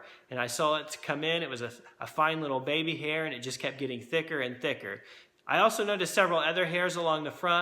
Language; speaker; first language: English; native; English